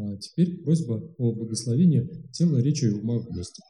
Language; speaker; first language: Russian; native; Russian